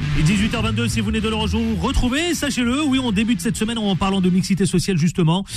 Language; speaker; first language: French; native; French